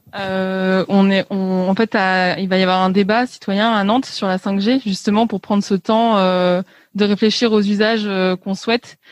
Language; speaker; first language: French; native; French